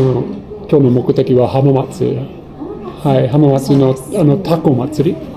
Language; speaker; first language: Japanese; non-native, learner; English